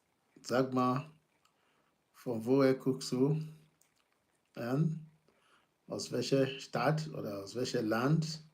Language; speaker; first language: German; non-native, fluent; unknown